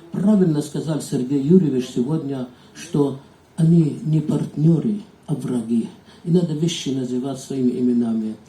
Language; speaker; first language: Russian; non-native, fluent; Arabic